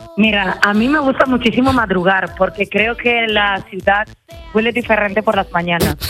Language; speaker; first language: Spanish; non-native, fluent; German